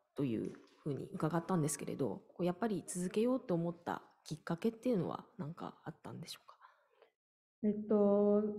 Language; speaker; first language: Japanese; native; Japanese